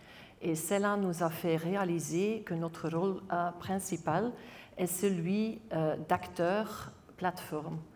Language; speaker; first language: French; non-native, local second language; Dutch